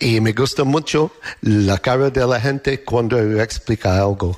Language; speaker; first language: Spanish; non-native, learner; English